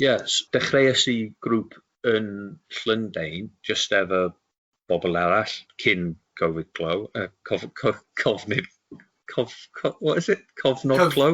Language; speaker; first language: Welsh; non-native, local second language; English